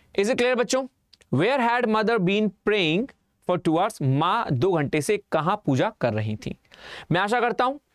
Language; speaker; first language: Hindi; native; Hindi